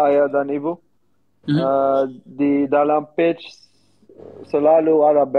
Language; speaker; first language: Indonesian; non-native, learner; Dutch